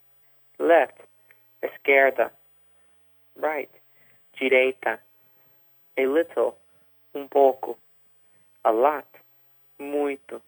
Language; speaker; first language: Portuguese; non-native, fluent; English